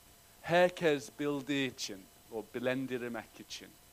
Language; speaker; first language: Turkish; non-native, fluent; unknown